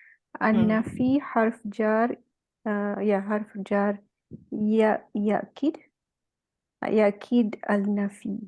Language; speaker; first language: Arabic; non-native, learner; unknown